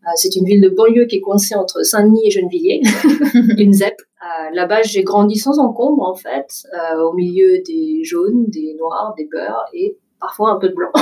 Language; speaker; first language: French; early bilingual, other home language; Vietnamese